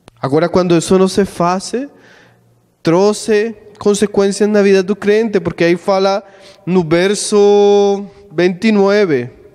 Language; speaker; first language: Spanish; non-native, learner; Portuguese